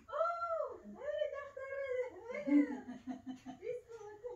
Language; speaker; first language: Dutch; non-native, learner; Indonesian